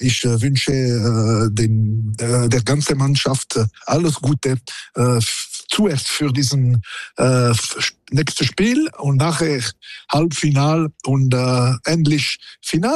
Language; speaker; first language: German; non-native, local second language; French